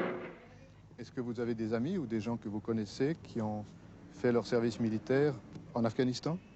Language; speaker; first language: French; native; French